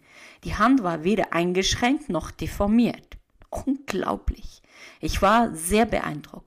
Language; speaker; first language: German; native; German